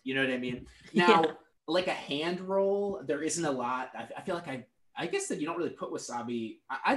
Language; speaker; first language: English; native; English